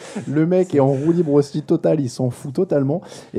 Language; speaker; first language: French; native; French